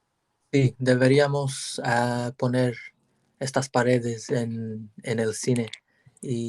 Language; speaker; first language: Spanish; non-native, learner; English